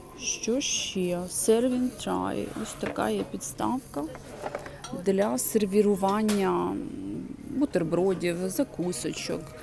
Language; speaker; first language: Ukrainian; non-native, local second language; Russian